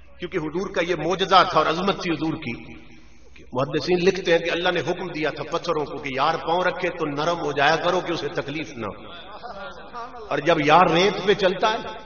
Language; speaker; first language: Urdu; native; Urdu